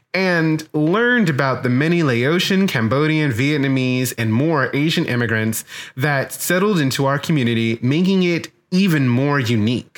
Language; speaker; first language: English; native; English